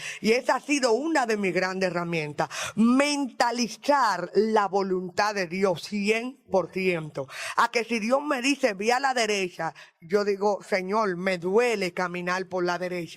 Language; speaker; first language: Spanish; native; Spanish